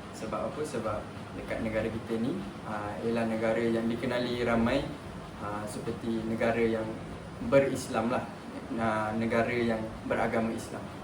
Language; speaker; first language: Malay; native; Malay